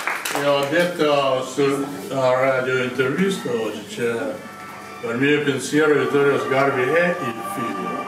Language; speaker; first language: Italian; non-native, learner; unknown